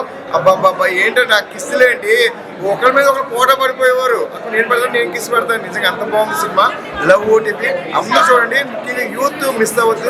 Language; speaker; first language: Telugu; native; Telugu